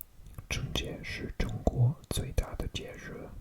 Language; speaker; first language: Chinese; non-native, learner; English